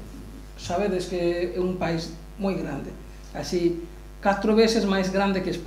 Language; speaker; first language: Galician; non-native, learner; Bangla